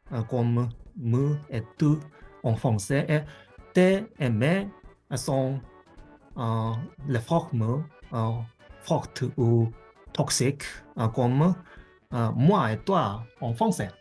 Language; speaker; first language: French; non-native, fluent; Japanese